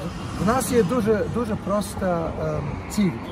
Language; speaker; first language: Ukrainian; early bilingual, heritage; Ukrainian